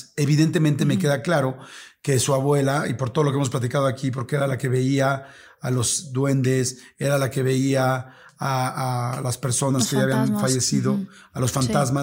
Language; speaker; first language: Spanish; native; Spanish